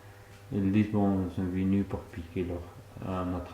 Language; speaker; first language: French; non-native, fluent; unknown